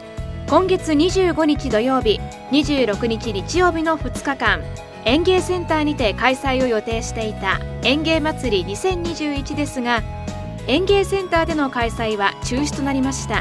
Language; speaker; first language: Japanese; native; Japanese